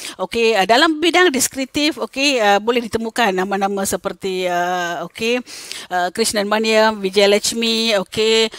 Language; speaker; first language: Malay; non-native, local second language; Tamil